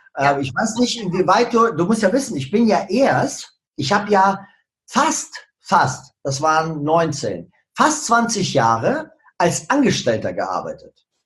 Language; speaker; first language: German; early bilingual, other home language; Russian